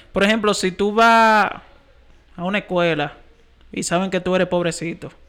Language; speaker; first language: Spanish; early bilingual, heritage; Spanish